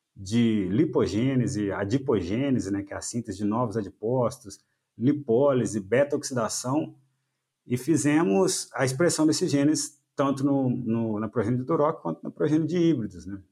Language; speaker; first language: Portuguese; native; Portuguese